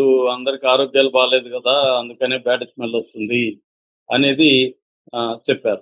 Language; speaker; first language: Telugu; native; Telugu